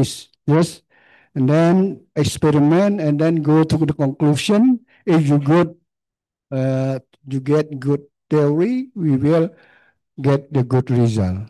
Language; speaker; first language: English; non-native, learner; Khmer